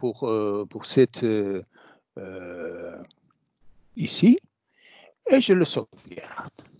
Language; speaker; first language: French; non-native, fluent; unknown